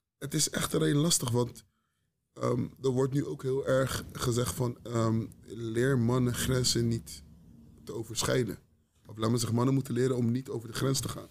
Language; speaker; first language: Dutch; early bilingual, other home language; Akan